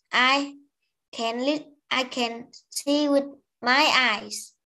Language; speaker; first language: English; non-native, learner; Vietnamese